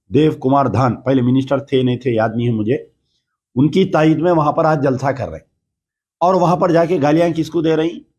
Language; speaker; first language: Hindi; non-native, local second language; Urdu